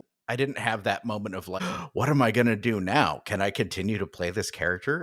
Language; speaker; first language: English; native; English